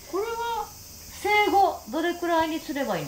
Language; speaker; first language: Japanese; native; Japanese